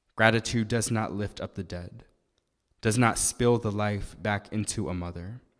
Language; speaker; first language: English; native; English